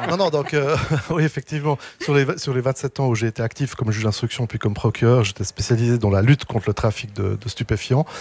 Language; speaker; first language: French; native; French